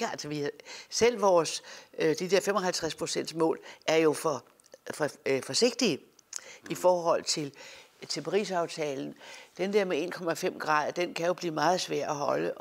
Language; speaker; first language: Danish; native; Danish